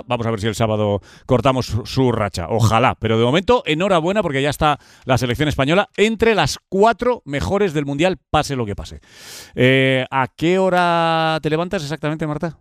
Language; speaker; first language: Spanish; native; Spanish